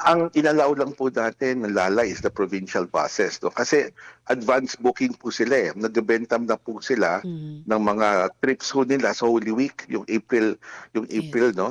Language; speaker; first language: Filipino; native; Filipino